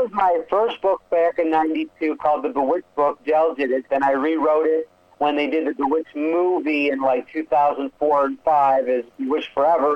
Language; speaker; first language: English; native; English